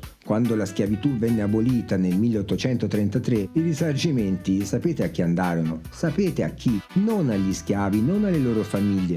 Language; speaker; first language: Italian; native; Italian